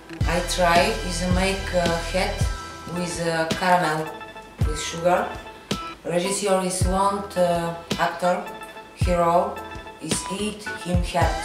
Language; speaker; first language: English; non-native, learner; Bulgarian